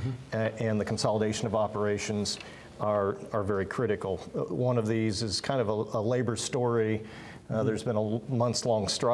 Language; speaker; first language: English; native; English